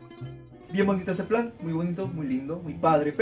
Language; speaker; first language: Spanish; native; Spanish